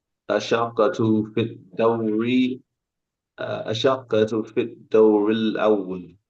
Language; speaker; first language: Arabic; non-native, learner; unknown